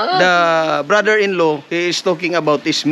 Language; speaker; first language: English; non-native, local second language; Waray